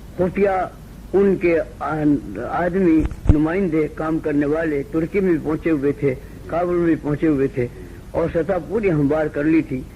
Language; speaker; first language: Urdu; native; Urdu